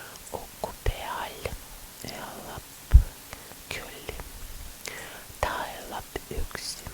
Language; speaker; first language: Estonian; non-native, learner; Russian